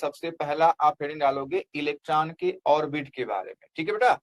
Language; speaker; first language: Hindi; native; Hindi